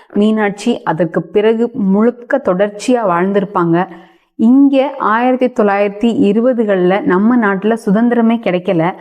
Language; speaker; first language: Tamil; native; Tamil